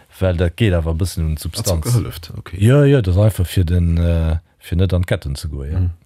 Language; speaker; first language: Luxembourgish; native; Luxembourgish